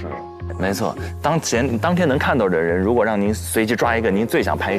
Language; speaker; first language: Chinese; native; Chinese